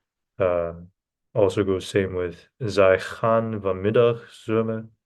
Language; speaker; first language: Dutch; non-native, learner; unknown